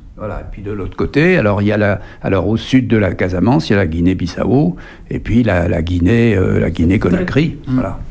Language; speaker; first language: French; native; French